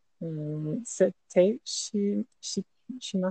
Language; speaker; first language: Japanese; non-native, learner; English